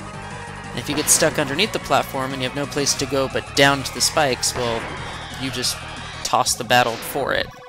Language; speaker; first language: English; native; English